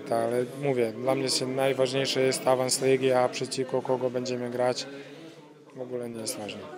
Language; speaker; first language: Polish; non-native, fluent; Croatian